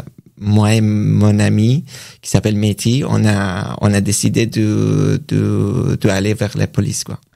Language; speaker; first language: French; non-native, learner; Persian